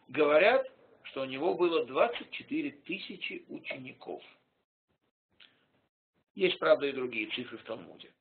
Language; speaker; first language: Russian; native; Russian